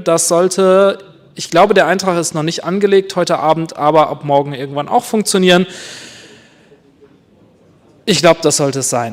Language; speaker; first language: German; native; German